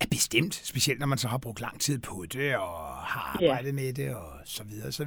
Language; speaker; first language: Danish; native; Danish